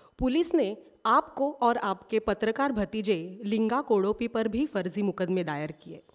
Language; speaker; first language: Hindi; non-native, local second language; Marathi